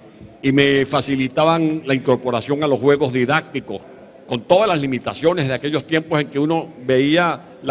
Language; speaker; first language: Spanish; native; Spanish